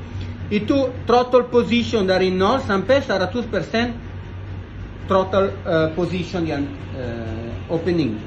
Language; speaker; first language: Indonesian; non-native, learner; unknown